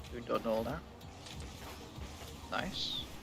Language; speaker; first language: Welsh; non-native, local second language; English